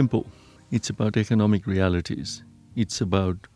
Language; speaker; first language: English; non-native, local second language; Punjabi